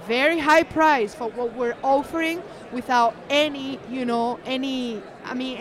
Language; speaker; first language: English; non-native, fluent; Spanish